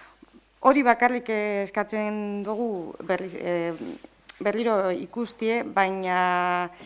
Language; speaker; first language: Basque; native; Basque